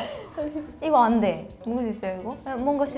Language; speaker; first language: Korean; non-native, fluent; Japanese